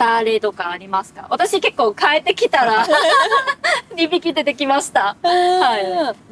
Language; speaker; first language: Japanese; non-native, fluent; Cantonese